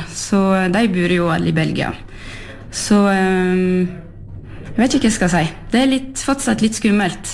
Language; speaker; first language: Norwegian; non-native, fluent; French